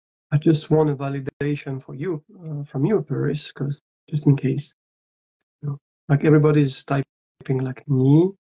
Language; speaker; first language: English; non-native, fluent; French